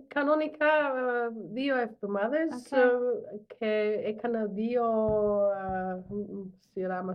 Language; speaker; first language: Greek; non-native, learner; German